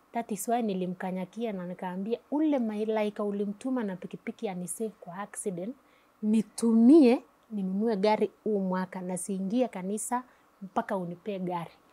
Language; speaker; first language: Swahili; non-native, local second language; Kalaallisut